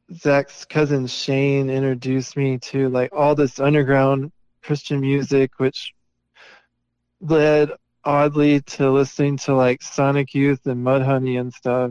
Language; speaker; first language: English; native; English